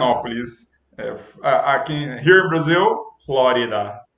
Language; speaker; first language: English; non-native, learner; Portuguese